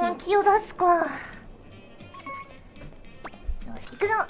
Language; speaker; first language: Japanese; native; Japanese